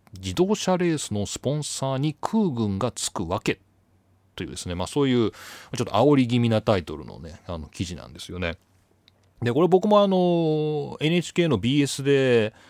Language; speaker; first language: Japanese; native; Japanese